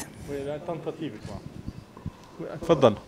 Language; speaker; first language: French; non-native, fluent; Arabic